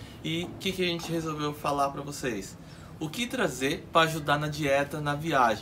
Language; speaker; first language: Portuguese; native; Portuguese